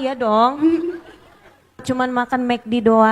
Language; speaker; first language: Indonesian; native; Indonesian